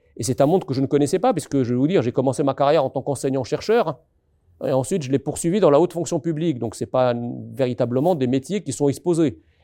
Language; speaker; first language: French; early bilingual, other home language; Arabic